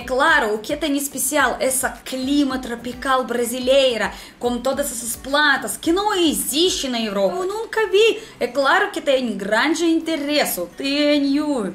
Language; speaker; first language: Portuguese; non-native, learner; Russian